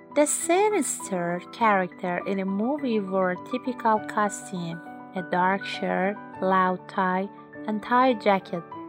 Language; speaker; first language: English; non-native, fluent; Persian